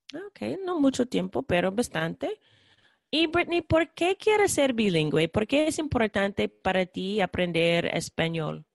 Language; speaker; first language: Spanish; non-native, fluent; English